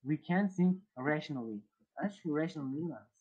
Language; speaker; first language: English; non-native, fluent; Uzbek